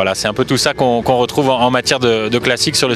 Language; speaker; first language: French; native; French